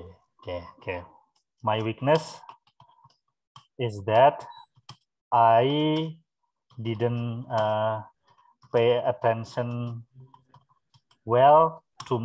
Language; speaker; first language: English; non-native, fluent; Indonesian